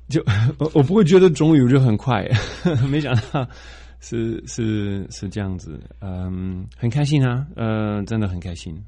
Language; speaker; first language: Chinese; non-native, fluent; French